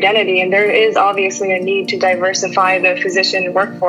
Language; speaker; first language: English; native; English